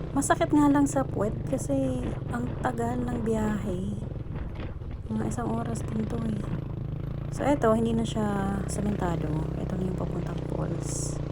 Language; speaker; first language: Filipino; non-native, local second language; Bikol